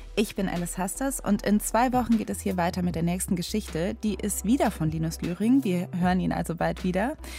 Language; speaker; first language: German; native; German